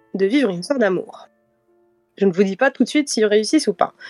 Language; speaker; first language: French; early bilingual, heritage; French